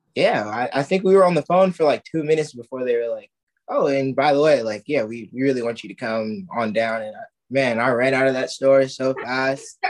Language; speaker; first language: English; native; English